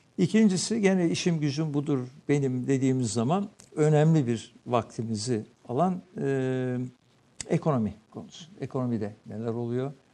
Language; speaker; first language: Turkish; native; Turkish